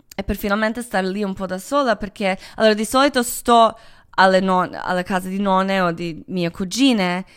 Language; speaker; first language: Italian; non-native, fluent; Croatian